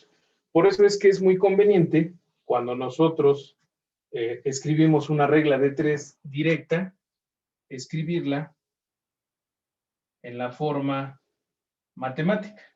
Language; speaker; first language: Spanish; native; Spanish